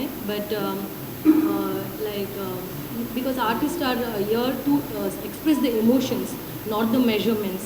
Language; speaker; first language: Tamil; non-native, learner; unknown